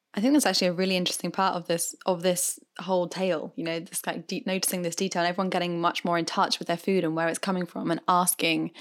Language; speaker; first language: English; native; English